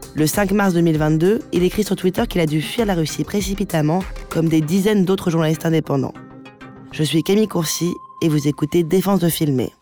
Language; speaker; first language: French; native; French